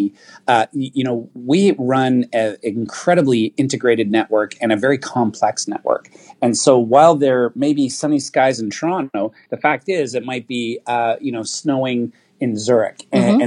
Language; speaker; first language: English; native; English